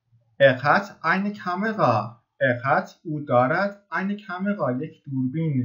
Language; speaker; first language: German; non-native, fluent; Persian